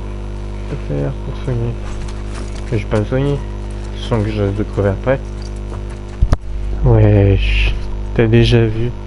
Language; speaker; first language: French; native; French